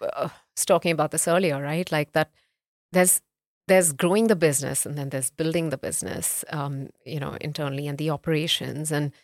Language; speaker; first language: English; non-native, local second language; Hindi